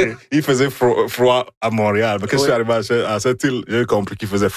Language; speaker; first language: French; non-native, fluent; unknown